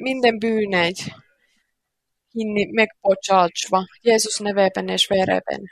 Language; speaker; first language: Hungarian; non-native, learner; Finnish